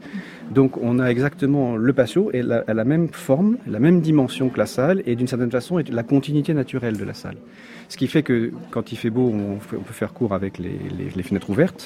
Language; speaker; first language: French; native; French